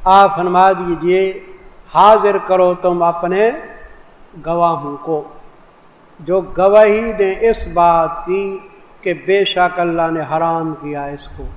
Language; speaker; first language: Urdu; non-native, local second language; Saraiki